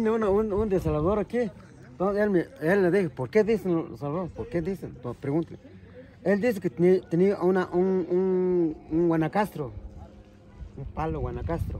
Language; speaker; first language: Spanish; non-native, local second language; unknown